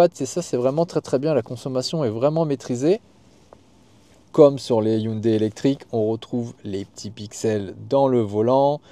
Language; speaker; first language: French; native; French